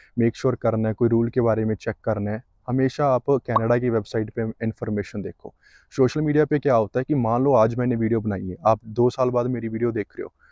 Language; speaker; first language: Hindi; non-native, local second language; Punjabi